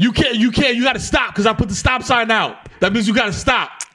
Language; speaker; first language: English; early bilingual, other home language; Spanish